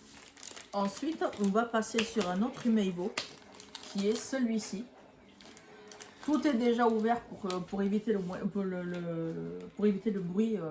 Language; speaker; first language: French; native; French